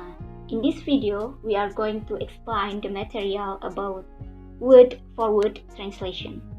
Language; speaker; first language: English; non-native, learner; Indonesian